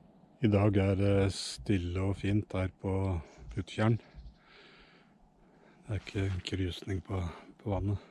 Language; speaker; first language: Norwegian; native; Norwegian